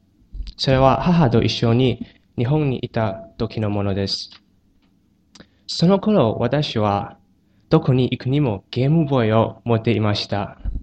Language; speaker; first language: Japanese; non-native, learner; Chinese